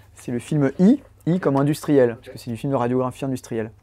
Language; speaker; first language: French; native; French